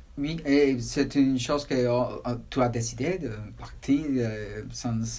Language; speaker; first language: French; non-native, learner; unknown